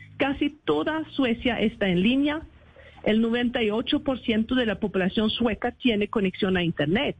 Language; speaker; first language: Spanish; non-native, fluent; Swedish